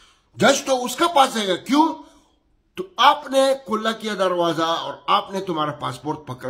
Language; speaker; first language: Hindi; non-native, learner; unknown